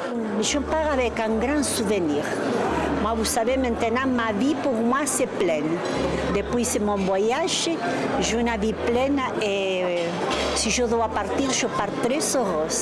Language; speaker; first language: French; non-native, fluent; Spanish